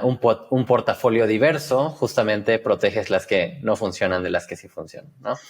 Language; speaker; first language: Spanish; native; Spanish